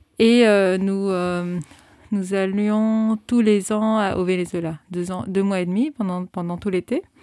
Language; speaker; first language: French; non-native, fluent; Spanish